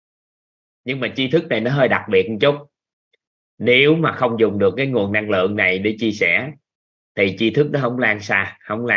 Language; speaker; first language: Vietnamese; native; Vietnamese